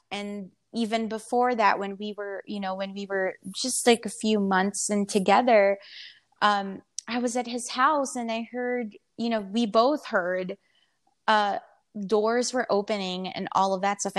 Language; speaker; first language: English; non-native, local second language; Filipino